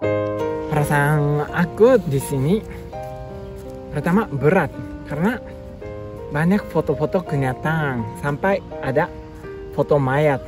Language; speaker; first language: Indonesian; non-native, learner; Japanese